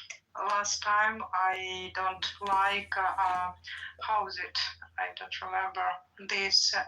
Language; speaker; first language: English; non-native, learner; Russian